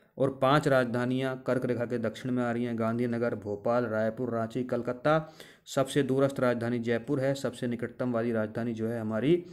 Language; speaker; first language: Hindi; native; Hindi